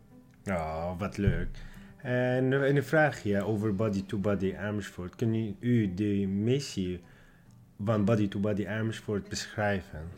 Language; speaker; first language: Dutch; non-native, learner; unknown